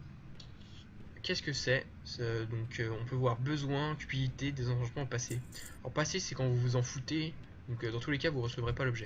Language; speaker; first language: French; native; French